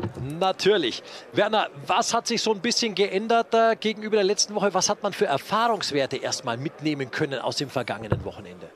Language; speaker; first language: German; native; German